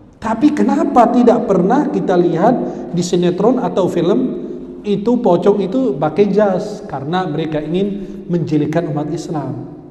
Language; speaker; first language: Indonesian; non-native, fluent; Arabic